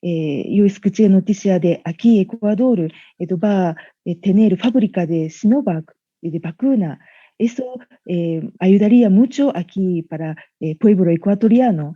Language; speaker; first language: Spanish; non-native, learner; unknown